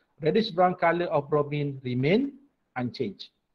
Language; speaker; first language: English; non-native, local second language; Malay